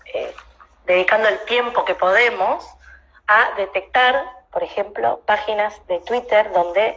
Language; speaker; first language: Spanish; native; Spanish